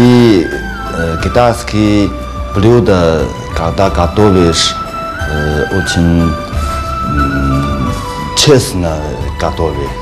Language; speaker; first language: Russian; non-native, learner; Chinese